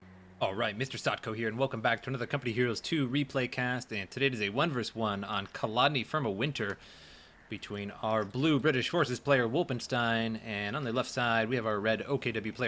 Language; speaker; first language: English; native; English